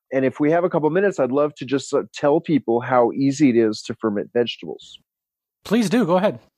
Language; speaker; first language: English; native; English